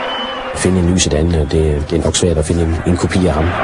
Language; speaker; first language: Danish; native; Danish